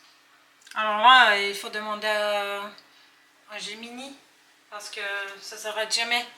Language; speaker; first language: French; non-native, learner; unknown